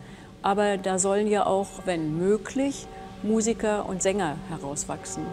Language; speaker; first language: German; native; German